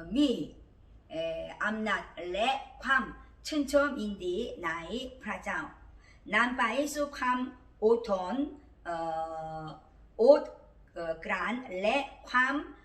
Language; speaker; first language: Thai; non-native, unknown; Korean